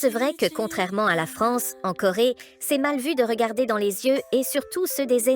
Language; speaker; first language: French; native; French